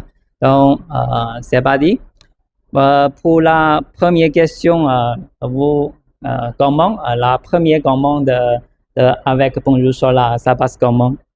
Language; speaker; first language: French; non-native, learner; Chinese